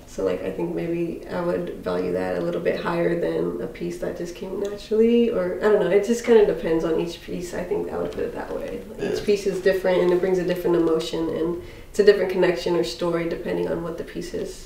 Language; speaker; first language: English; native; English